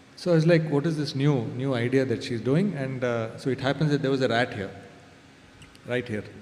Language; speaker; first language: English; non-native, local second language; Tamil